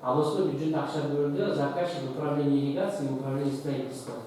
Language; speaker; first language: Russian; non-native, local second language; Kazakh